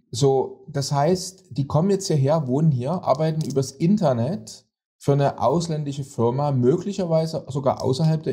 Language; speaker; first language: German; native; German